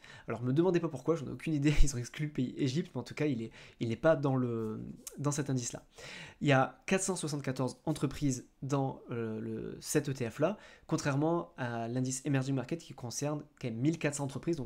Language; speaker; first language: French; native; French